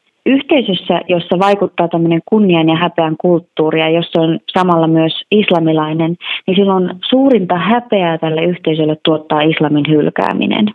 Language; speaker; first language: Finnish; native; Finnish